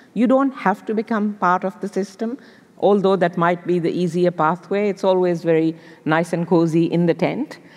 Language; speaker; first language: English; non-native, local second language; Urdu